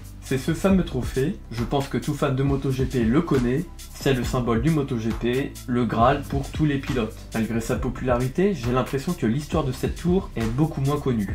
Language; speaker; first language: French; native; French